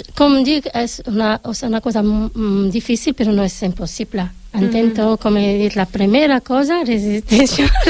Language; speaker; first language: Catalan; non-native, fluent; Arabic